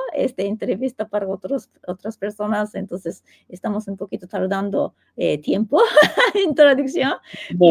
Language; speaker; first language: Spanish; non-native, fluent; Japanese